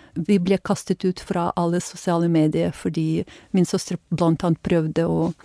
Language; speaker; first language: Norwegian; non-native, fluent; Ukrainian